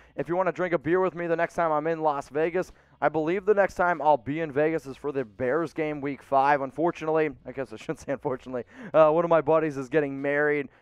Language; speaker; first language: English; native; English